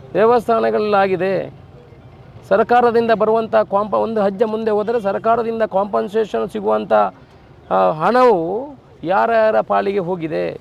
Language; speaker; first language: Kannada; native; Kannada